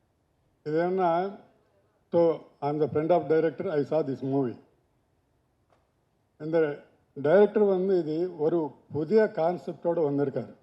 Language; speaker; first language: Tamil; non-native, learner; Telugu